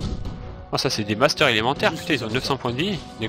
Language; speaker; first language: French; native; French